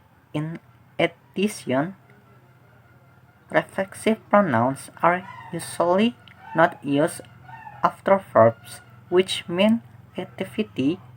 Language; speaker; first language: English; non-native, learner; Indonesian